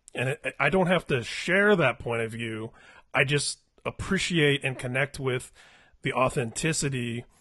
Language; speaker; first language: English; native; English